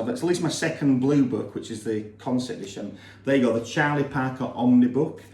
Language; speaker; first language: English; native; English